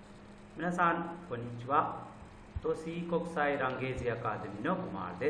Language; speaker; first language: Japanese; non-native, fluent; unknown